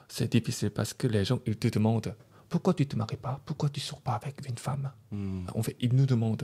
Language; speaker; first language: French; non-native, learner; Korean